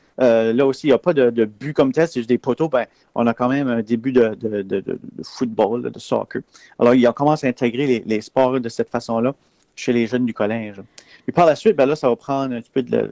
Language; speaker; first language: French; native; French